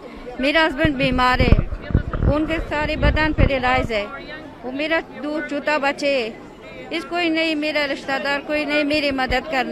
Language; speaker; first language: Hindi; non-native, learner; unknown